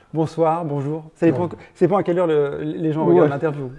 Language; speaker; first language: French; native; French